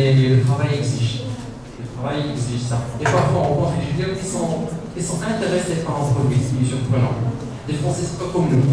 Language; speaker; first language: French; non-native, local second language; Arabic